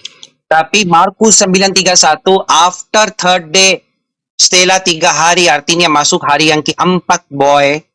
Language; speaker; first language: Indonesian; non-native, fluent; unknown